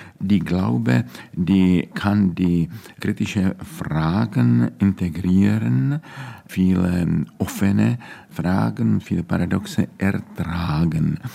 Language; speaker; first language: German; non-native, fluent; Czech